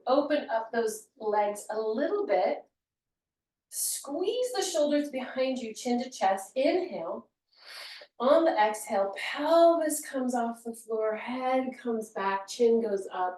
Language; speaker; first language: English; native; English